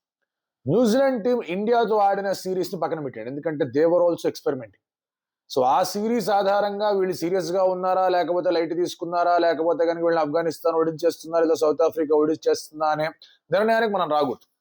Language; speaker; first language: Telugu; native; Telugu